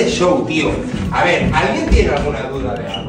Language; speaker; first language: Spanish; native; Spanish